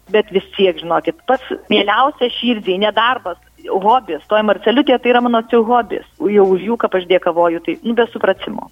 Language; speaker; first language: Lithuanian; native; Lithuanian